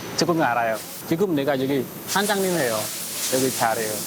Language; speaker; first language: Korean; non-native, learner; Khmer